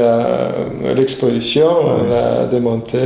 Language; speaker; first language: French; non-native, fluent; Polish